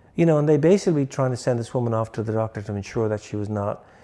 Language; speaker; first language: English; native; English